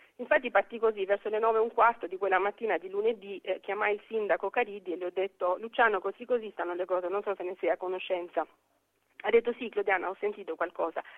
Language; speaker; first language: Italian; non-native, fluent; Albanian